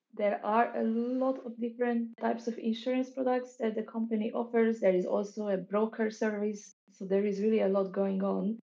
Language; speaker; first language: English; non-native, fluent; Hungarian